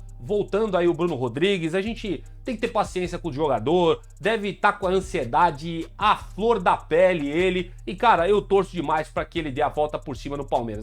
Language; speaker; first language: Portuguese; native; Portuguese